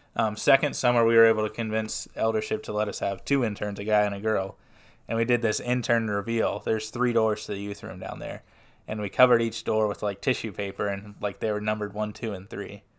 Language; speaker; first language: English; native; English